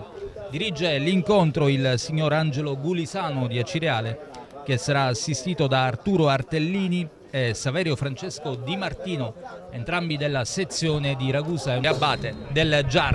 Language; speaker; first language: Italian; native; Italian